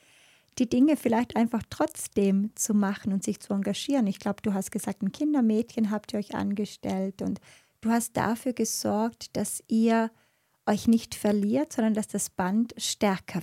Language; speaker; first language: German; native; German